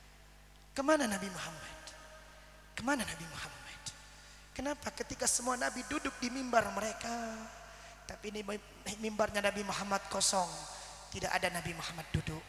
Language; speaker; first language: Indonesian; non-native, local second language; Sundanese